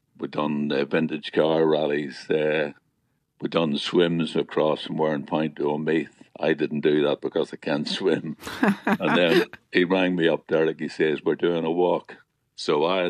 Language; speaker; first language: English; native; English